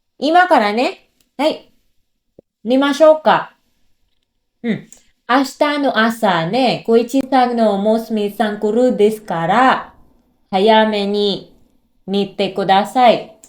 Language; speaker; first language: Japanese; non-native, learner; Cebuano